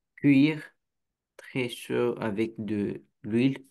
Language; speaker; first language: French; non-native, learner; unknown